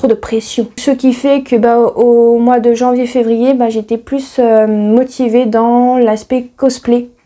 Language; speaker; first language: French; native; French